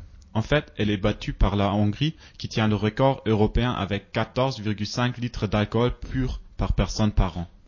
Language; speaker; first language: French; native; French